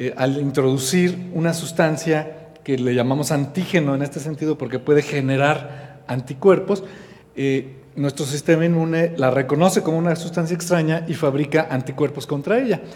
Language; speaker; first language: Spanish; native; Spanish